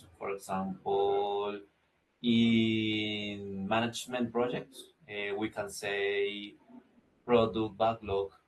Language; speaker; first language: English; non-native, learner; Spanish